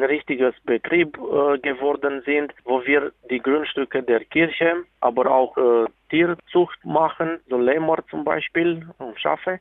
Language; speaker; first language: German; non-native, fluent; Romanian